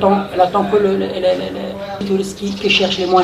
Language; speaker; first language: French; non-native, local second language; Arabic